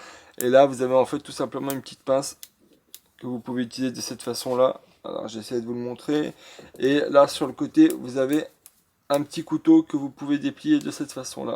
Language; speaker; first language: French; native; French